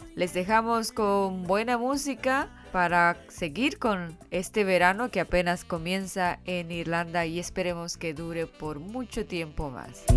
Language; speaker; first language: Spanish; native; Spanish